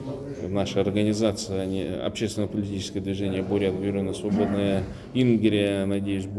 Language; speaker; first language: Russian; native; Russian